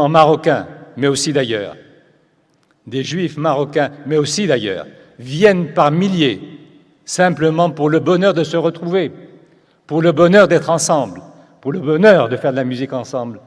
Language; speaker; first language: French; non-native, local second language; Arabic